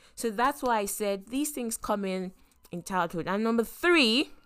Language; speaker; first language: English; non-native, local second language; Yoruba